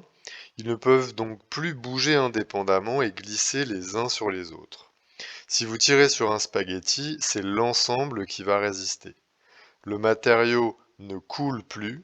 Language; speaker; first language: French; native; French